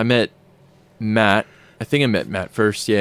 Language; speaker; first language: English; native; English